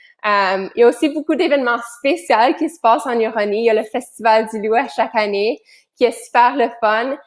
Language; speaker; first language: French; native; French